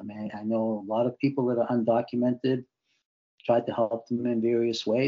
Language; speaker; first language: English; native; English